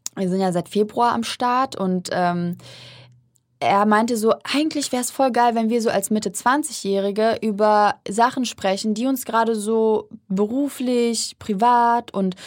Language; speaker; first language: German; native; German